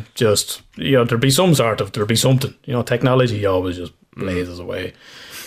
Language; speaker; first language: English; native; English